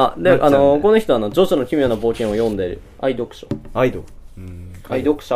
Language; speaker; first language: Japanese; native; Japanese